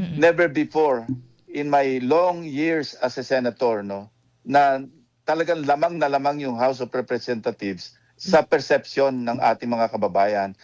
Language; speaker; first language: Filipino; native; Filipino